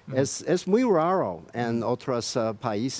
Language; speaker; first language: Spanish; non-native, learner; English